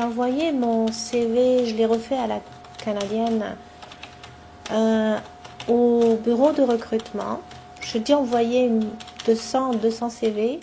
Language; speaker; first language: French; non-native, local second language; Arabic